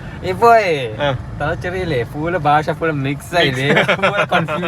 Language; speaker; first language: Malayalam; non-native, learner; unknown